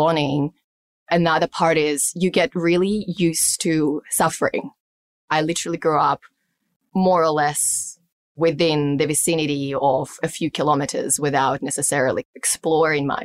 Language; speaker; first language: English; non-native, fluent; Russian